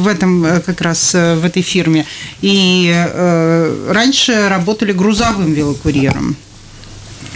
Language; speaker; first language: Russian; native; Russian